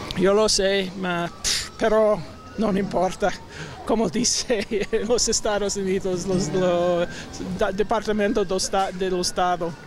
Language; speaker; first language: Spanish; non-native, learner; English